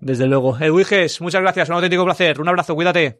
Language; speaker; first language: Spanish; native; Spanish